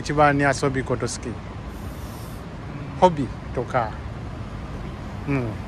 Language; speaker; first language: Japanese; non-native, learner; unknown